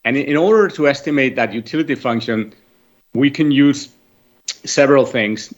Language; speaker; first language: English; non-native, fluent; Catalan